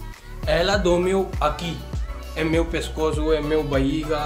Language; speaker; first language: Portuguese; non-native, learner; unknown